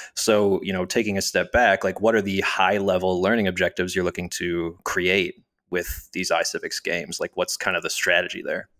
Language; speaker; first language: English; native; English